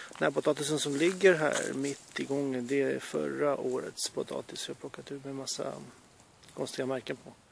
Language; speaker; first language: Swedish; early bilingual, other home language; Serbian